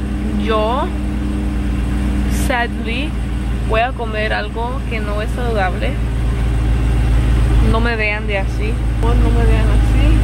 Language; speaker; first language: Spanish; early bilingual, other home language; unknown